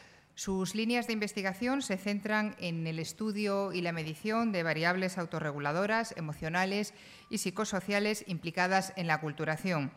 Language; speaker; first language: Spanish; native; Spanish